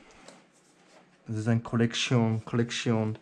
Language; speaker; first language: German; early bilingual, heritage; Turkish